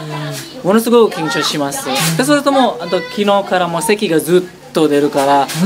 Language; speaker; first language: Japanese; non-native, learner; Indonesian